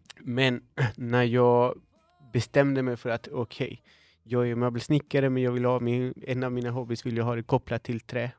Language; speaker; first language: Swedish; non-native, fluent; Spanish